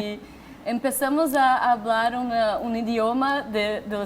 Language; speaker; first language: Spanish; non-native, fluent; Portuguese